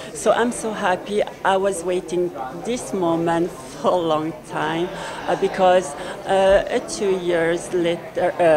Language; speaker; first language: English; non-native, learner; French